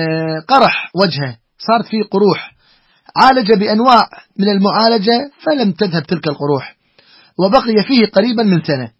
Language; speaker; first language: Arabic; native; Arabic